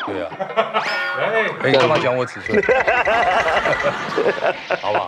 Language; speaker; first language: Chinese; native; Chinese